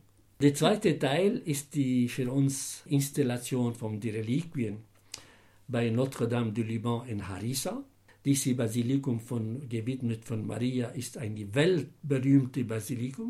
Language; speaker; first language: German; non-native, fluent; Arabic